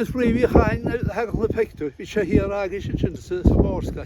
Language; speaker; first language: Irish; native; Irish